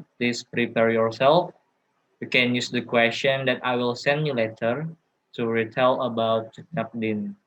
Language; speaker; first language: English; non-native, learner; Indonesian